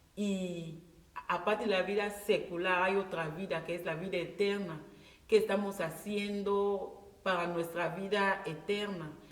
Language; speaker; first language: Spanish; non-native, local second language; Fang